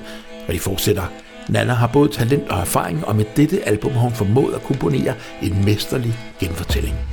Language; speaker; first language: Danish; native; Danish